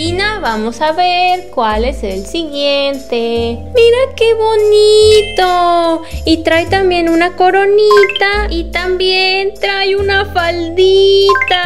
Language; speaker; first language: Spanish; native; Spanish